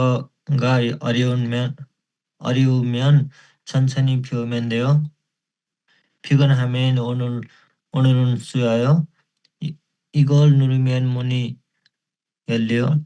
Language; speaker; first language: Korean; non-native, learner; Nepali